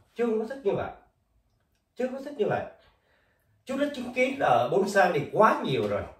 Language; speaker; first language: Vietnamese; native; Vietnamese